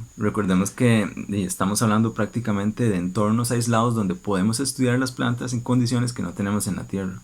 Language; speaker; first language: Spanish; native; Spanish